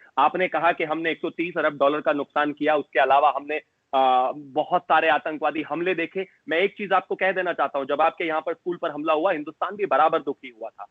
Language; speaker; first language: Hindi; native; Hindi